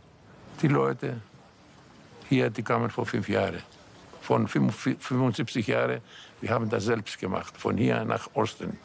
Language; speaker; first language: German; non-native, fluent; Greek